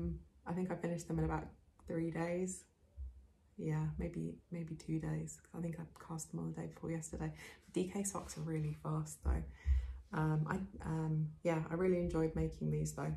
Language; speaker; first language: English; native; English